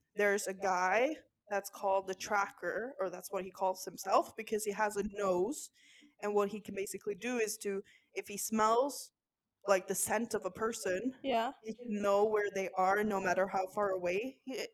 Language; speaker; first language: English; non-native, fluent; Norwegian